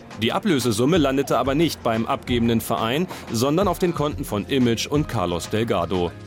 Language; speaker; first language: German; native; German